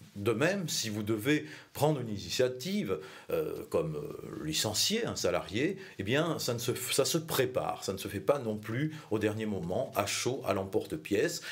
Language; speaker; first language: French; native; French